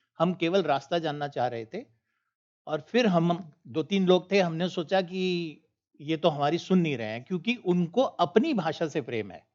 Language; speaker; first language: Hindi; non-native, local second language; Punjabi